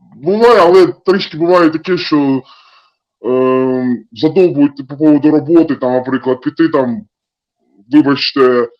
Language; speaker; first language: Ukrainian; non-native, local second language; Russian